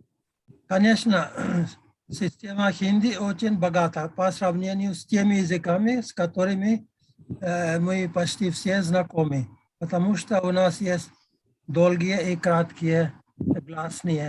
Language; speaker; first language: Russian; non-native, fluent; Telugu